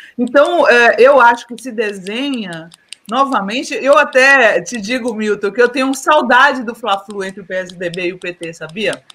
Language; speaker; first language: Portuguese; native; Portuguese